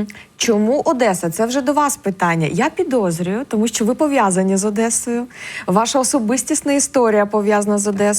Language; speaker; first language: Ukrainian; native; Ukrainian